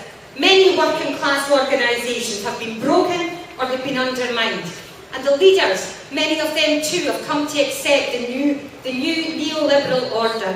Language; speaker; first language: English; native; English